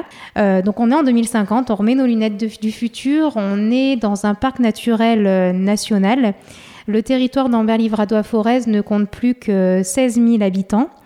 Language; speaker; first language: French; native; French